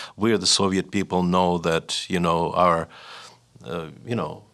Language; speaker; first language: English; non-native, fluent; Russian